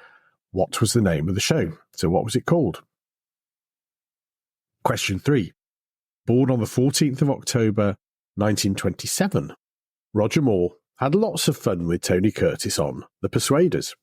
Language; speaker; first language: English; native; English